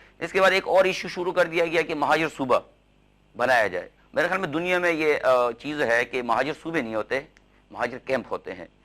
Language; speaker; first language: Urdu; native; Urdu